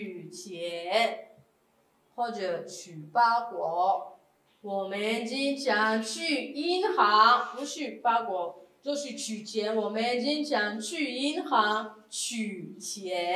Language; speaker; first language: Chinese; non-native, fluent; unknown